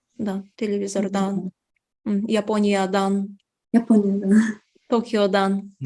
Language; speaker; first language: Japanese; non-native, fluent; Tatar